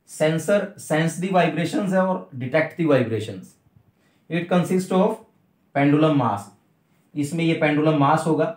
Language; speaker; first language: Hindi; native; Hindi